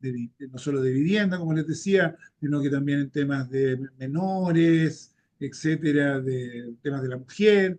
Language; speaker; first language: Spanish; native; Spanish